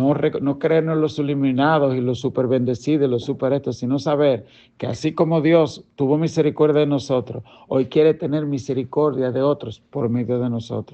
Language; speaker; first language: Spanish; native; Spanish